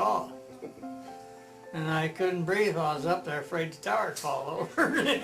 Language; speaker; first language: English; native; English